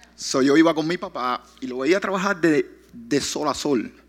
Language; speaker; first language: Spanish; native; Spanish